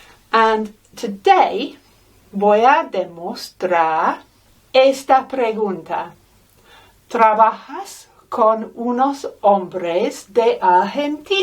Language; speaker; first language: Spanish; non-native, fluent; English